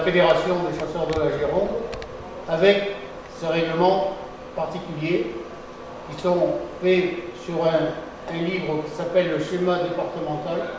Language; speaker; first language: French; native; French